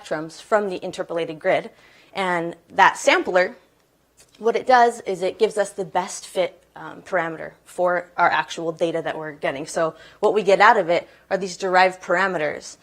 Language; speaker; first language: English; native; English